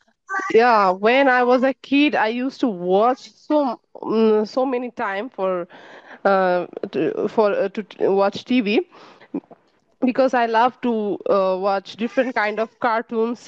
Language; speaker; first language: English; non-native, learner; Bangla